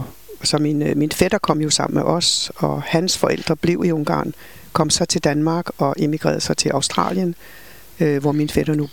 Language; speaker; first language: Danish; native; Danish